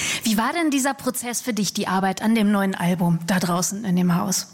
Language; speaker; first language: German; native; German